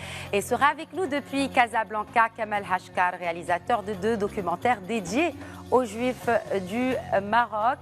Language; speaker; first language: French; non-native, local second language; Arabic